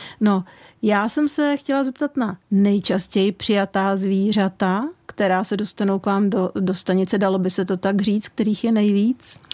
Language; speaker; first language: Czech; native; Czech